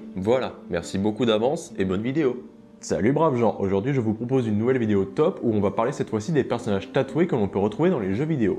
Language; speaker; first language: French; native; French